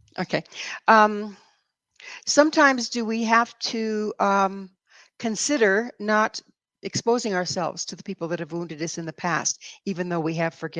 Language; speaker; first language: English; native; English